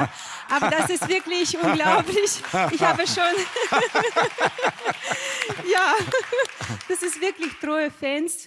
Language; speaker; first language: German; non-native, fluent; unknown